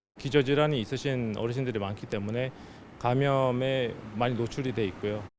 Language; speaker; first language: Korean; native; Korean